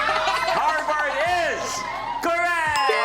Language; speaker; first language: English; non-native, local second language; Filipino